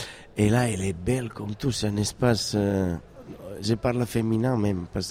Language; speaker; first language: French; non-native, fluent; Catalan